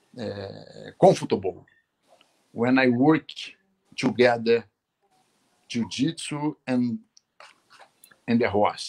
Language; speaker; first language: English; non-native, learner; Portuguese